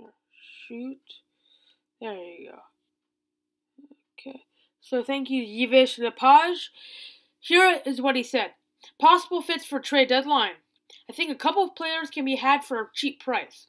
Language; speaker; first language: English; native; English